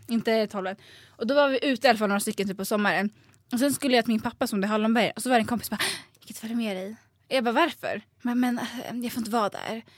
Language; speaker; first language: Swedish; native; Swedish